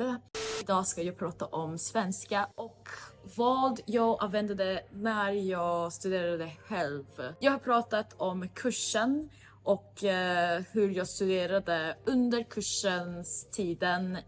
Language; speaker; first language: Swedish; non-native, fluent; English